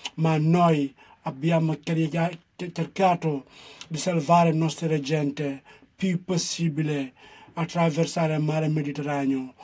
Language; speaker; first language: Italian; non-native, fluent; Wolof